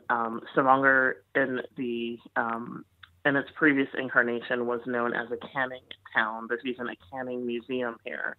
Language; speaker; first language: English; native; English